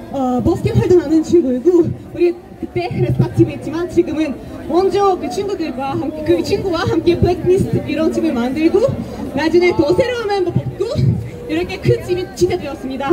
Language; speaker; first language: Korean; non-native, fluent; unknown